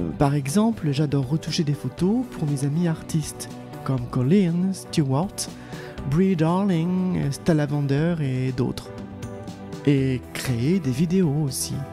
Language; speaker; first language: French; native; French